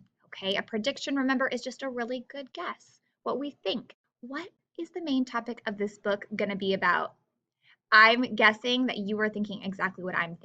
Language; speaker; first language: English; native; English